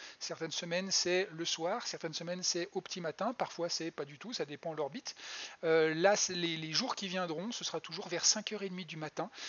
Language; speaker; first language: French; native; French